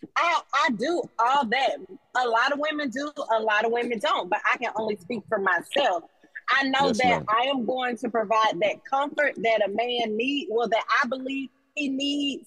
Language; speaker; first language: English; native; English